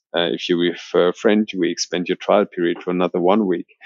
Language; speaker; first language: English; non-native, fluent; German